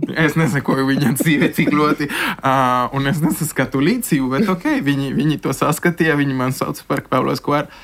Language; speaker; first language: Latvian; non-native, fluent; Spanish